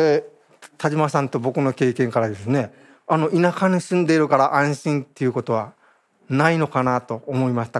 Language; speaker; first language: Japanese; native; Japanese